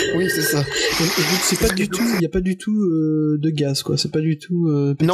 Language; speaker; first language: French; native; French